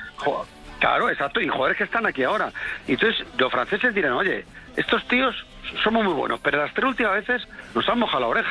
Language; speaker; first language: Spanish; native; Spanish